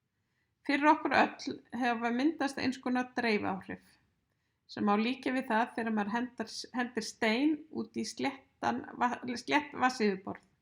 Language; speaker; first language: Icelandic; native; Icelandic